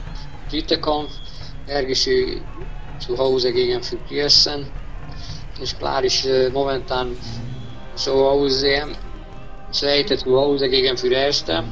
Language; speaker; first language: German; non-native, learner; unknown